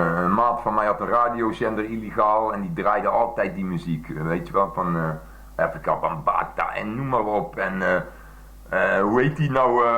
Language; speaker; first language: Dutch; native; Dutch